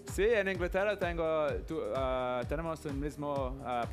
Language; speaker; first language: Spanish; non-native, learner; English